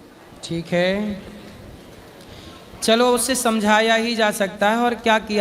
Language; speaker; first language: Hindi; native; Hindi